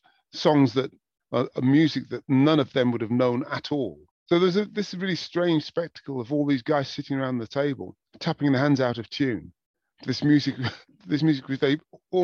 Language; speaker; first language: English; native; English